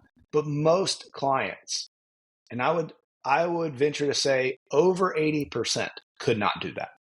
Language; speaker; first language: English; native; English